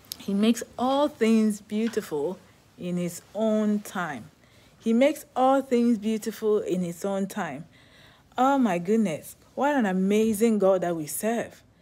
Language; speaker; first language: English; non-native, local second language; Akan